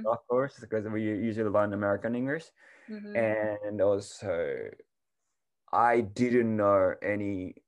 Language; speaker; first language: English; non-native, learner; Japanese